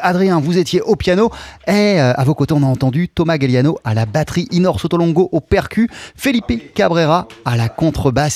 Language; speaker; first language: French; native; French